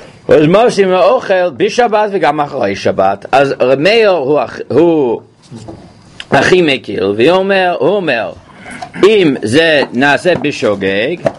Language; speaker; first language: Hebrew; non-native, fluent; English